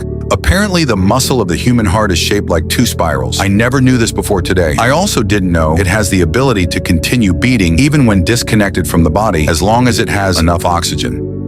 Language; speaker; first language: English; native; English